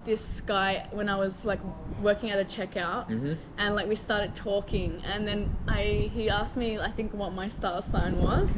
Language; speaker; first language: English; non-native, fluent; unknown